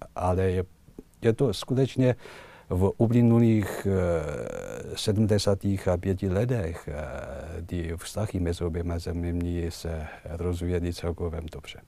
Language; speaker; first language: Czech; non-native, fluent; Chinese